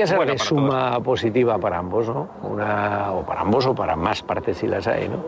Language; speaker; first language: Spanish; native; Spanish